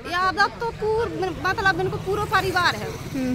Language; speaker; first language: Hindi; native; Hindi